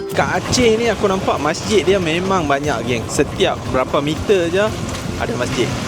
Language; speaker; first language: Malay; native; Malay